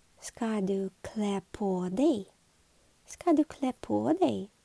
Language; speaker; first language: Swedish; non-native, learner; Ukrainian